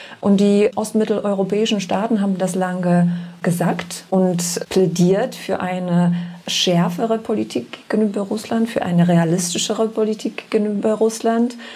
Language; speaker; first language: German; non-native, fluent; Polish